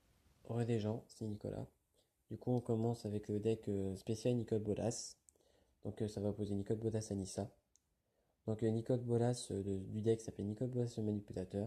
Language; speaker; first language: French; native; French